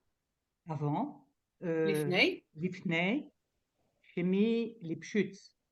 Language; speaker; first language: Hebrew; non-native, learner; French